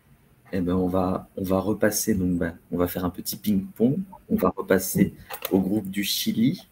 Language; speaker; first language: French; native; French